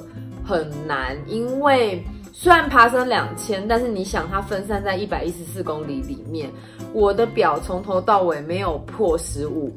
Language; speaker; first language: Chinese; native; Chinese